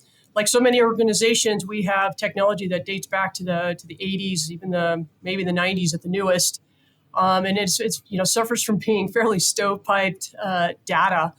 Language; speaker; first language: English; native; English